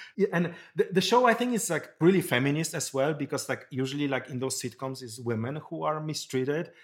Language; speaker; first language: English; non-native, fluent; Polish